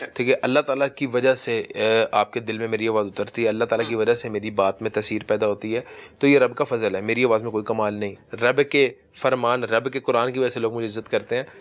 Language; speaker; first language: Urdu; early bilingual, heritage; Urdu